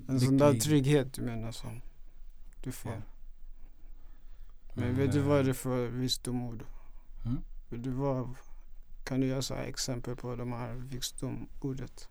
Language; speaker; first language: Swedish; non-native, fluent; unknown